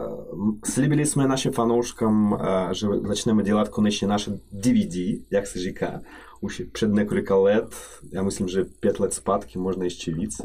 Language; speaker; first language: Czech; non-native, fluent; Russian